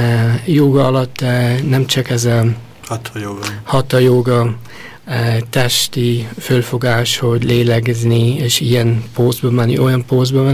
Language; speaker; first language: Hungarian; early bilingual, heritage; Hungarian